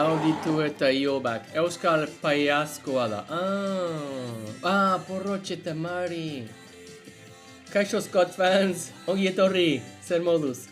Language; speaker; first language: Basque; non-native, learner; English